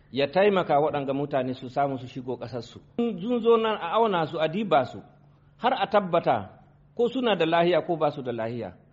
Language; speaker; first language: Hausa; non-native, local second language; Fula